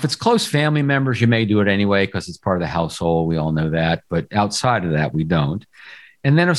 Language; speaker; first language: English; native; English